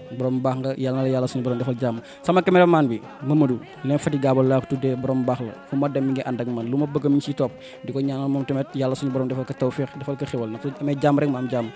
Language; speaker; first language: Wolof; native; Wolof